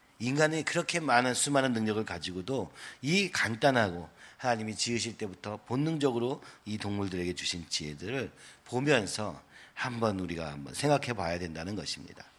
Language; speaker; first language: Korean; native; Korean